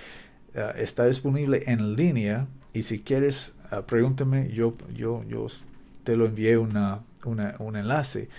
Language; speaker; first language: Spanish; non-native, learner; English